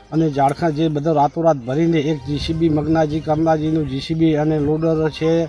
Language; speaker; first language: Gujarati; native; Gujarati